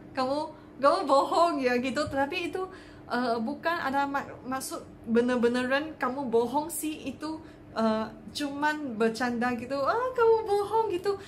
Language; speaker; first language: Indonesian; non-native, fluent; Chinese